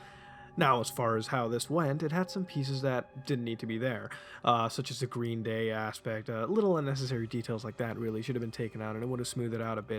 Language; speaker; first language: English; native; English